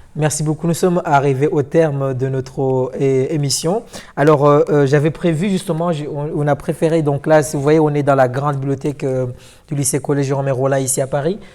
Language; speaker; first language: French; non-native, local second language; Ngazidja Comorian